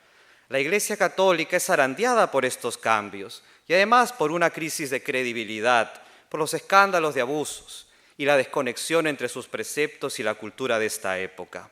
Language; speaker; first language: Spanish; native; Spanish